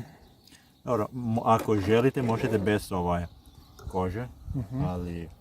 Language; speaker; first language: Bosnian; non-native, learner; Swedish